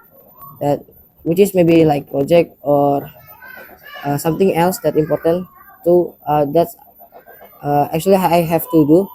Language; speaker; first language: English; non-native, learner; Indonesian